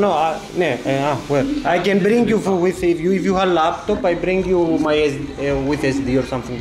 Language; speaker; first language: English; non-native, learner; Albanian